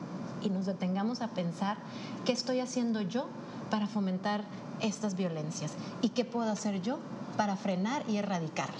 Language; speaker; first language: Spanish; native; Spanish